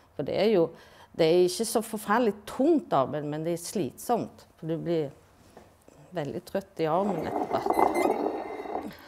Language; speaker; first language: Norwegian; native; Norwegian